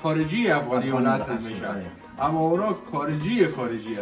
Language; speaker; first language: Persian; native; Persian